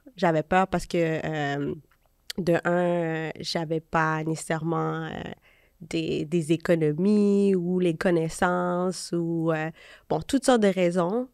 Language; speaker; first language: French; native; French